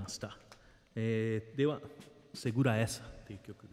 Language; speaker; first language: Japanese; non-native, fluent; Portuguese